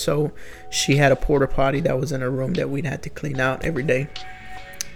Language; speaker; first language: English; native; English